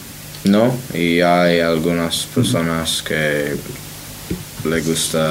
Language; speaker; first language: Spanish; non-native, learner; English